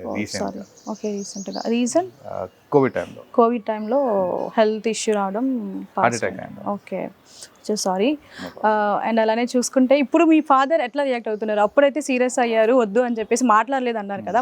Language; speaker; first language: Telugu; native; Telugu